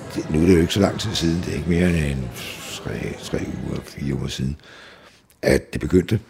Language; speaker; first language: Danish; native; Danish